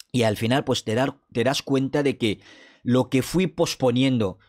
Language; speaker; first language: Spanish; non-native, fluent; French